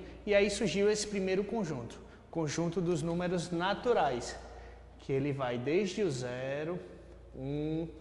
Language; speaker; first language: Portuguese; native; Portuguese